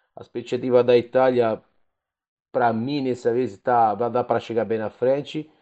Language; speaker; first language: Portuguese; non-native, fluent; Italian